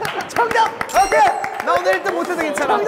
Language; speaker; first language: Korean; native; Korean